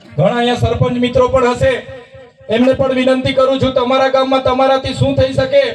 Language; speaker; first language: Gujarati; non-native, local second language; Vasavi